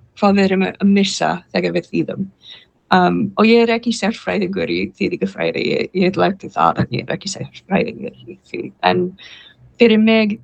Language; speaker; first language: Icelandic; non-native, learner; English